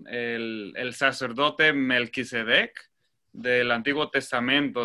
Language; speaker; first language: Spanish; non-native, fluent; English